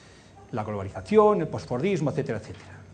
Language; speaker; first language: Spanish; native; Spanish